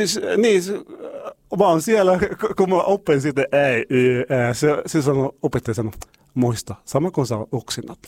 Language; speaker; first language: Finnish; non-native, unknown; Arabic